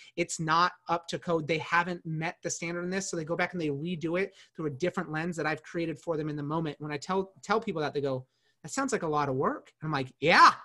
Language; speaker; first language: English; native; English